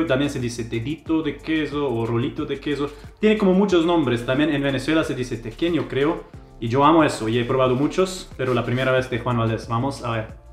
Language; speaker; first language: Spanish; non-native, fluent; German